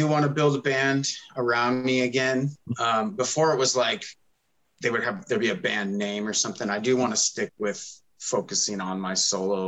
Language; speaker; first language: English; native; English